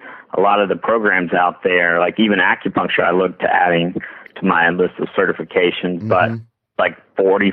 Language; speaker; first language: English; native; English